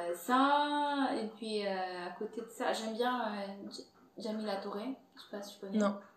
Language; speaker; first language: French; non-native, fluent; Portuguese